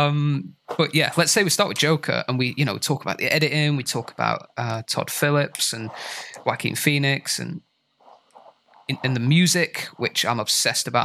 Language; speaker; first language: English; native; English